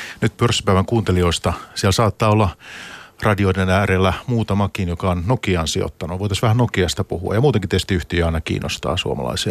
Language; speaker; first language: Finnish; native; Finnish